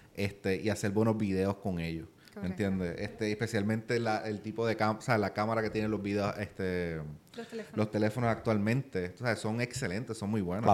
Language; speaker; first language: Spanish; native; Spanish